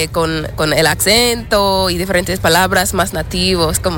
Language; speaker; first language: Spanish; non-native, learner; English